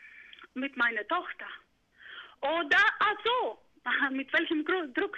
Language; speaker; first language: German; non-native, fluent; Greek